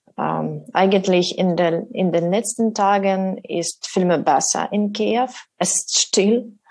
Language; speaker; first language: German; non-native, learner; Ukrainian